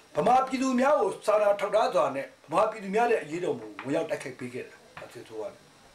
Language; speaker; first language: Burmese; non-native, local second language; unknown